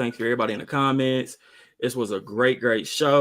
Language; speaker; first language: English; native; English